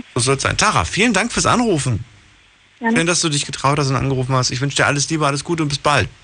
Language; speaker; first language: German; native; German